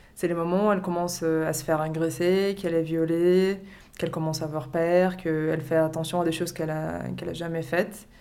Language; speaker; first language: French; non-native, fluent; Portuguese